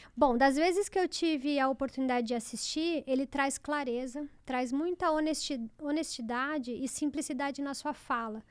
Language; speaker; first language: Portuguese; native; Portuguese